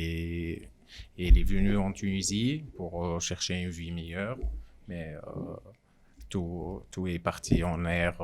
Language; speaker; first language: French; non-native, local second language; Arabic